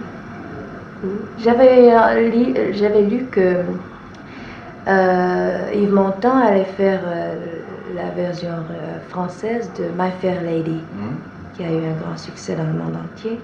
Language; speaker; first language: French; non-native, fluent; English